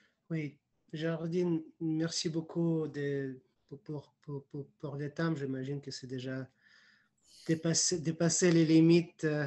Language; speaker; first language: French; non-native, fluent; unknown